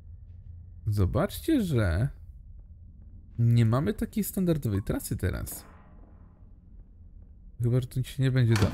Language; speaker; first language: Polish; native; Polish